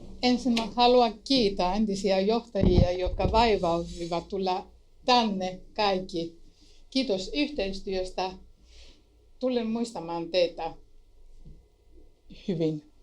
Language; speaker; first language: Finnish; non-native, fluent; Greek